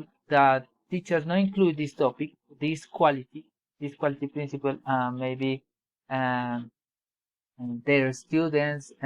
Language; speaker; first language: English; non-native, learner; Spanish